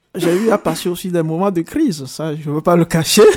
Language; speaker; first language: French; non-native, local second language; Ewe